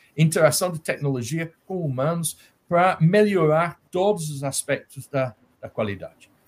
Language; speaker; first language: Portuguese; non-native, fluent; English